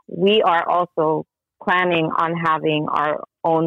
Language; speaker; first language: English; native; English